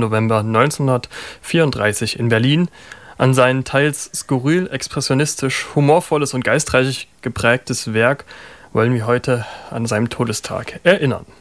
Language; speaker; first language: German; native; German